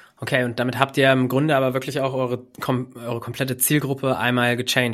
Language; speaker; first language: German; native; German